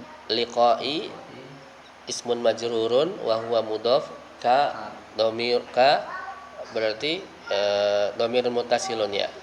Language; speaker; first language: Arabic; non-native, fluent; Indonesian